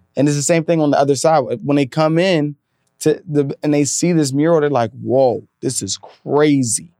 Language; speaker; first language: English; native; English